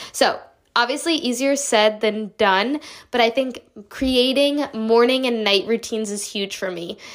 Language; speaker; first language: English; native; English